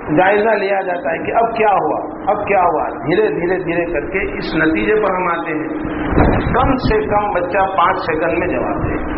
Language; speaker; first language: Urdu; non-native, local second language; Gujarati